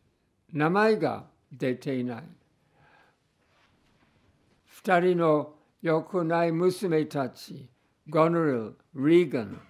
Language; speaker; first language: Japanese; non-native, fluent; English